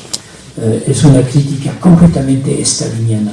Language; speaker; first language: Spanish; non-native, fluent; French